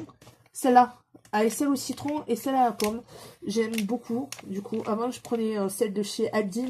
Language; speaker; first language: French; native; French